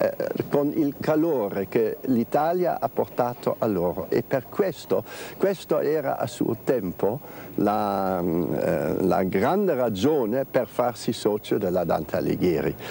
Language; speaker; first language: Italian; non-native, fluent; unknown